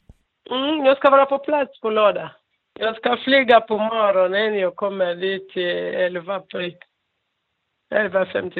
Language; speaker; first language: Swedish; non-native, learner; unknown